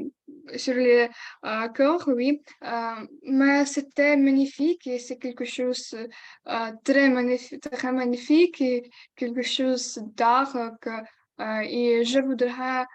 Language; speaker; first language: French; non-native, learner; Ukrainian